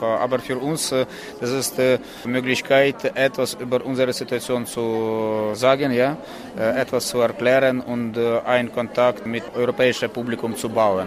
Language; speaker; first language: German; non-native, learner; Ukrainian